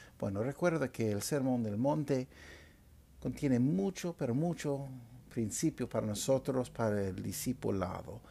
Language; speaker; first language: Spanish; non-native, fluent; English